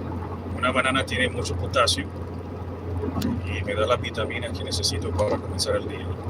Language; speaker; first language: Spanish; early bilingual, heritage; Spanish